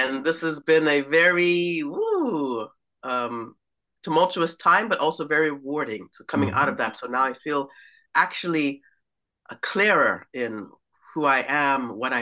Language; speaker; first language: English; native; English